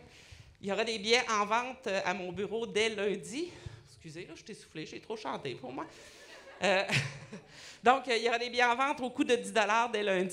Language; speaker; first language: French; native; French